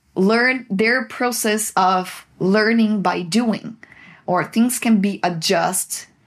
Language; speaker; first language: English; non-native, fluent; Portuguese